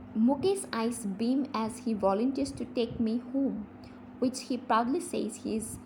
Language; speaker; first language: English; non-native, local second language; Assamese